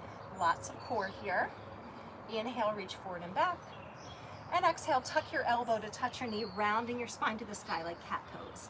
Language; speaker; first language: English; native; English